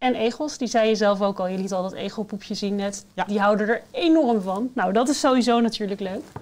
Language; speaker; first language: Dutch; native; Dutch